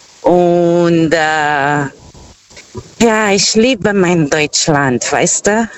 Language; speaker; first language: German; non-native, fluent; Portuguese